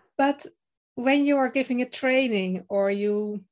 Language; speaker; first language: English; non-native, fluent; Dutch